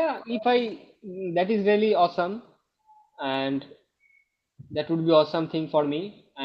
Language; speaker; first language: English; non-native, local second language; Bangla